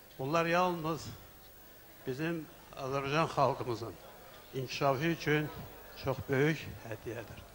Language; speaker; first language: Azerbaijani; non-native, local second language; Avaric